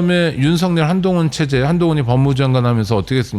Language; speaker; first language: Korean; native; Korean